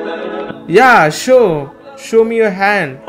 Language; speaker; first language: English; non-native, learner; Tamil